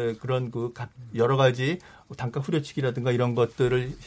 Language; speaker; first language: Korean; native; Korean